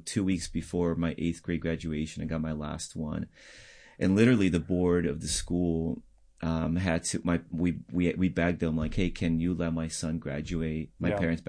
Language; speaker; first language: English; non-native, fluent; Portuguese